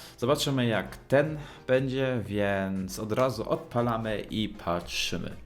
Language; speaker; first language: Polish; early bilingual, heritage; Polish